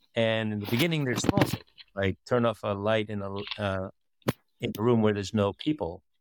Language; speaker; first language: English; early bilingual, other home language; Dutch